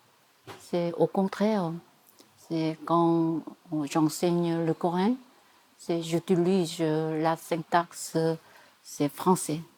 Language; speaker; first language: French; non-native, fluent; Korean